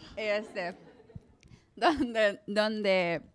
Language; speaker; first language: Spanish; native; Spanish